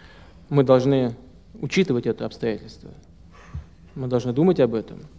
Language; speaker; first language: Russian; native; Russian